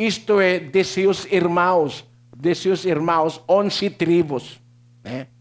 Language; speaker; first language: Portuguese; non-native, learner; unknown